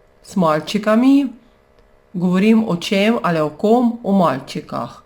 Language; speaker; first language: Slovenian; non-native, fluent; Russian